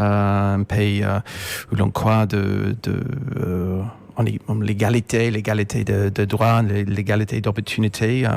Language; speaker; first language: French; non-native, fluent; English